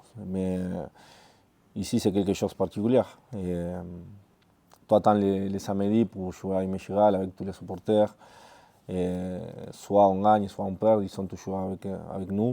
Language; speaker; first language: French; non-native, fluent; Spanish